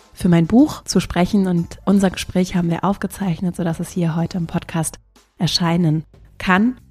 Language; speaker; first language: German; native; German